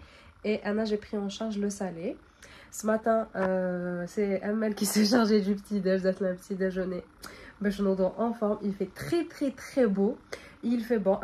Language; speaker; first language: French; native; French